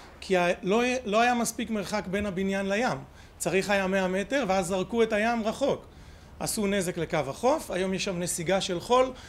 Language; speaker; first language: Hebrew; native; Hebrew